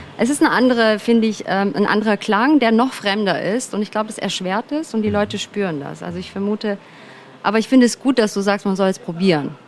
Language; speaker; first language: German; early bilingual, other home language; Turkish